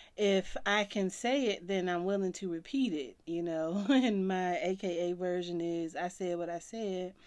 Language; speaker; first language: English; native; English